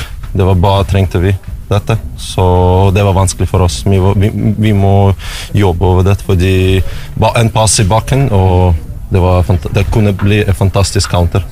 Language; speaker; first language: Norwegian; non-native, fluent; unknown